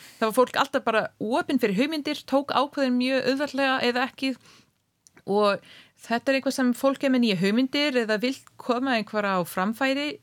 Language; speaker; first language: Icelandic; non-native, fluent; English